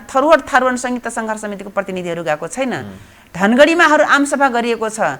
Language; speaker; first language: Nepali; non-native, local second language; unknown